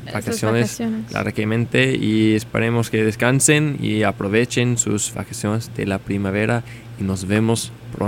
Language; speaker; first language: Spanish; non-native, learner; English